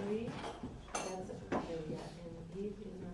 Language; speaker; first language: English; non-native, learner; French